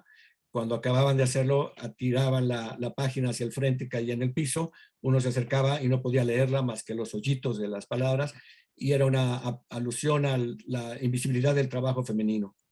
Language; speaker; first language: Spanish; native; Spanish